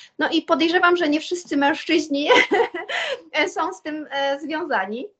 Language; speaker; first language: Polish; native; Polish